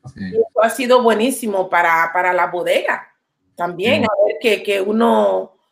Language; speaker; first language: Spanish; native; Spanish